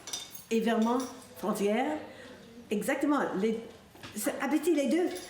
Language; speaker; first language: French; non-native, learner; English